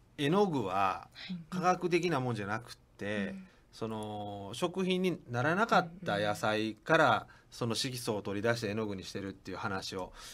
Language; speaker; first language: Japanese; native; Japanese